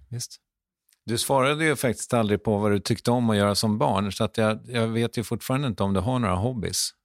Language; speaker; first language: Swedish; native; Swedish